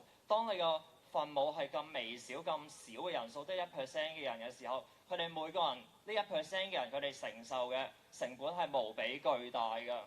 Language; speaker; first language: Cantonese; native; Cantonese